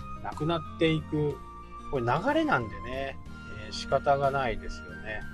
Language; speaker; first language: Japanese; native; Japanese